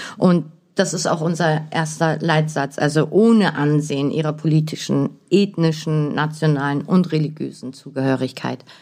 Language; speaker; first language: German; early bilingual, other home language; Turkish